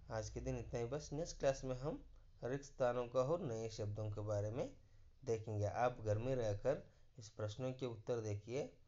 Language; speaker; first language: Hindi; non-native, local second language; Kannada